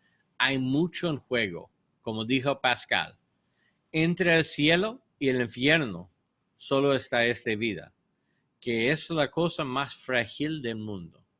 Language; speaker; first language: Spanish; non-native, learner; English